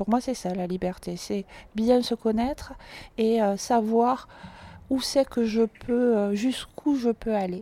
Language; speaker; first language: French; native; French